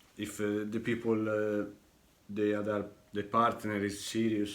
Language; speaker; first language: English; non-native, learner; Italian